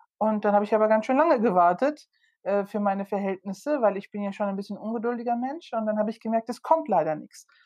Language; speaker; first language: German; early bilingual, other home language; Turkish